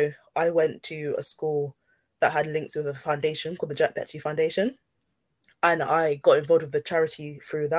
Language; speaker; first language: English; native; English